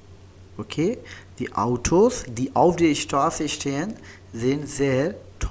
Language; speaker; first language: German; non-native, fluent; Hindi